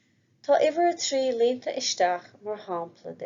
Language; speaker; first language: Irish; non-native, local second language; English